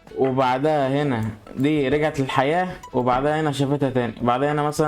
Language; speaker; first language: Arabic; native; Arabic